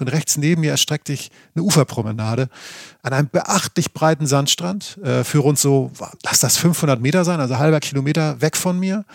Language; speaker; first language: German; native; German